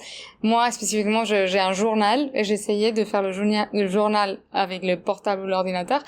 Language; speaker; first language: French; non-native, fluent; Spanish